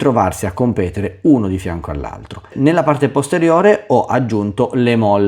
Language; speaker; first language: Italian; native; Italian